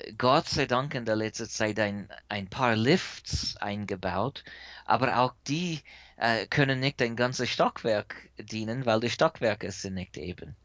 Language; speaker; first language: German; non-native, fluent; English